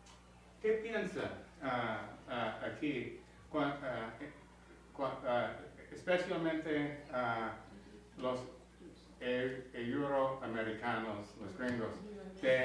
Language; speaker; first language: Spanish; non-native, learner; English